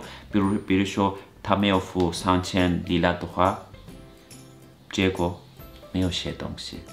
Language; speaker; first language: Chinese; non-native, fluent; Turkish